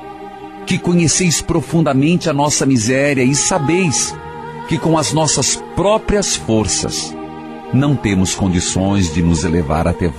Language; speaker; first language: Portuguese; native; Portuguese